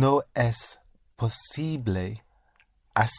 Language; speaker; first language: Spanish; non-native, learner; English